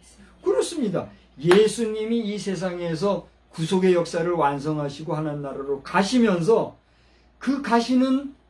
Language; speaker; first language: Korean; native; Korean